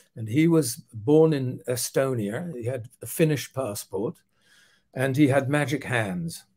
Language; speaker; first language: English; non-native, fluent; Dutch